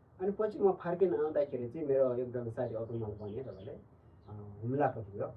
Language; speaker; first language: Nepali; non-native, local second language; Tibetan